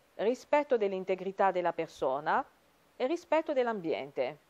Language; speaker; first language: Italian; non-native, fluent; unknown